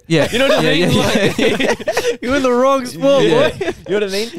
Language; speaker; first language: English; native; English